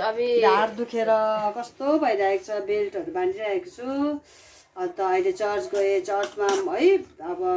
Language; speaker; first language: Hindi; non-native, local second language; Nepali